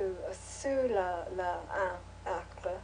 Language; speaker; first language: French; non-native, learner; English